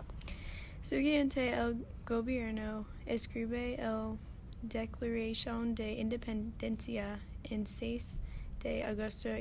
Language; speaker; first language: Spanish; non-native, learner; English